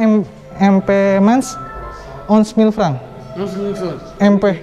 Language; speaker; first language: French; non-native, learner; Indonesian